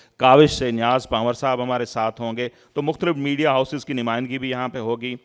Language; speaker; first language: Urdu; non-native, local second language; Sindhi